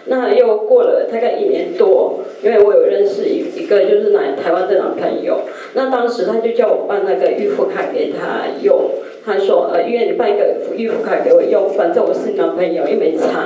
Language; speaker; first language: Chinese; non-native, fluent; Vietnamese